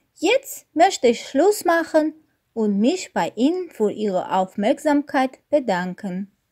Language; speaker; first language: German; non-native, learner; Armenian